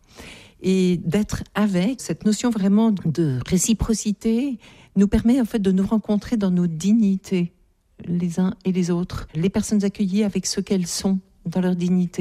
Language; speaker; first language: French; native; French